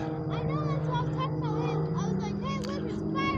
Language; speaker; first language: English; native; English